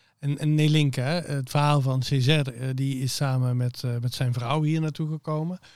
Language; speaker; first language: Dutch; native; Dutch